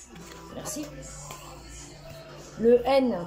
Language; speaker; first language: French; native; French